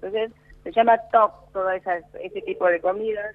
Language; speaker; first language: Spanish; early bilingual, other home language; Korean